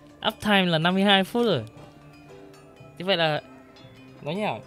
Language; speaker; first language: Vietnamese; native; Vietnamese